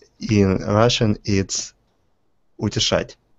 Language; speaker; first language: English; non-native, fluent; Russian